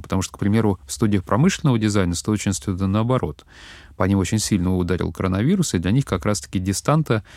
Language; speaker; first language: Russian; native; Russian